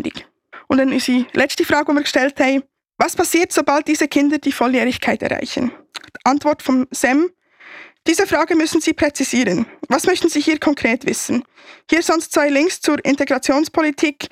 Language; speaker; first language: German; native; German